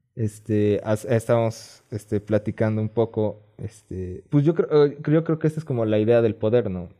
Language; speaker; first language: Spanish; native; Spanish